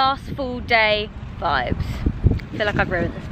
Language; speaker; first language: English; native; English